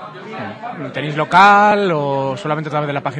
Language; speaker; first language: Spanish; native; Spanish